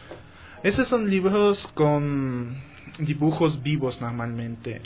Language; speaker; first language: Spanish; non-native, fluent; Russian